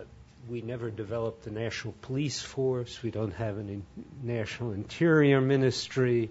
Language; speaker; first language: English; native; English